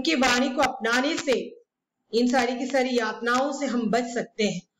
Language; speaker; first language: Hindi; non-native, local second language; Malayalam